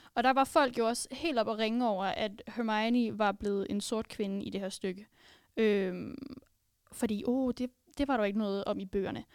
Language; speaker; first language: Danish; native; Danish